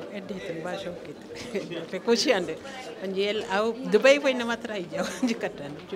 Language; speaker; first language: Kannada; non-native, local second language; Tulu